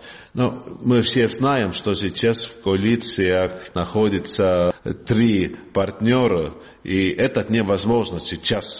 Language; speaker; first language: Russian; non-native, learner; Estonian